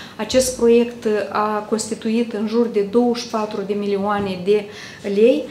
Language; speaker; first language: Romanian; native; Romanian